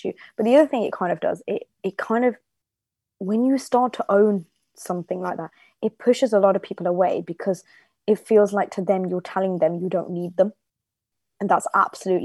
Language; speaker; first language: English; native; English